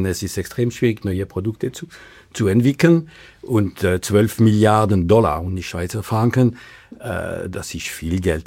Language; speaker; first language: German; non-native, local second language; French